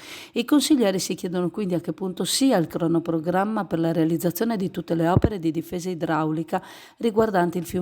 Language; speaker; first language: Italian; native; Italian